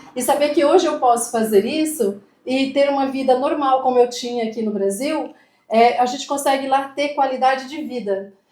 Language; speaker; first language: Portuguese; native; Portuguese